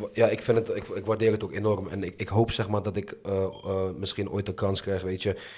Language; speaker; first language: Dutch; early bilingual, other home language; Azerbaijani